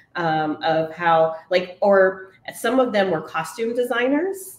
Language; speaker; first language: English; native; English